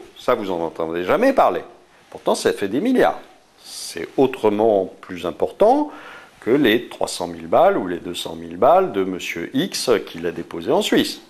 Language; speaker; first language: French; native; French